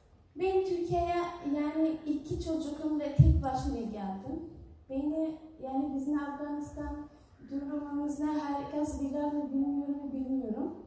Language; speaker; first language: Turkish; non-native, learner; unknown